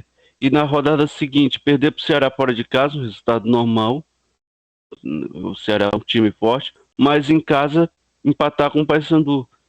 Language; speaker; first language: Portuguese; native; Portuguese